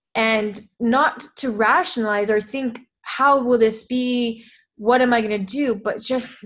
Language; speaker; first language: English; native; English